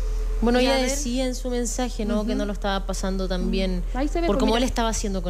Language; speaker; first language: Spanish; native; Spanish